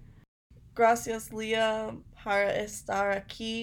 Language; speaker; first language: Spanish; non-native, learner; English